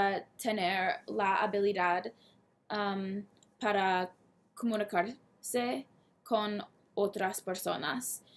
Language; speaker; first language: Spanish; non-native, learner; English